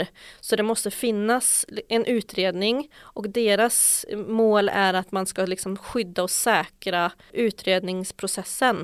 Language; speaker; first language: Swedish; native; Swedish